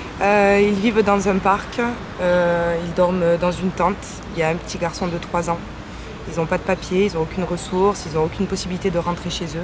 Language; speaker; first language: French; native; French